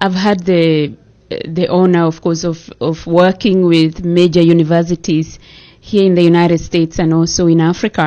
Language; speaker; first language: English; non-native, local second language; Kikuyu